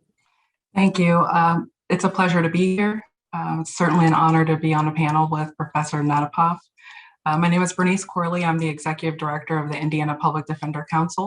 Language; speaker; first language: English; native; English